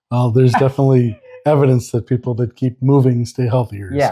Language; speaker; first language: English; native; English